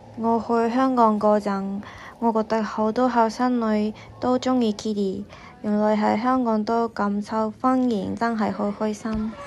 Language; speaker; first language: Cantonese; non-native, learner; Japanese